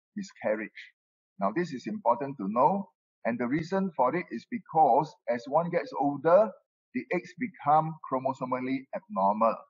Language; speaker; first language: English; non-native, local second language; Min Nan Chinese